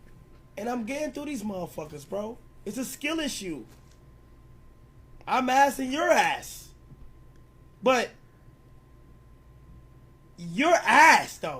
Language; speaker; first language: English; native; English